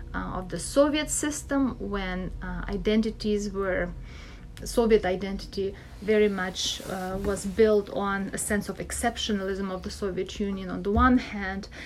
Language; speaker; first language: English; non-native, fluent; Russian